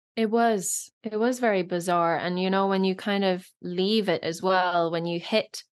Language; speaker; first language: English; non-native, fluent; Norwegian